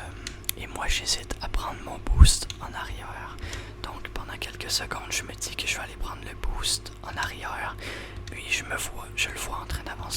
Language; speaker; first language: French; native; French